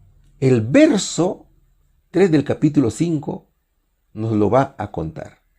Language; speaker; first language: Spanish; native; Spanish